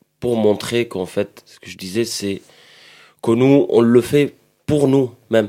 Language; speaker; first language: French; non-native, fluent; Arabic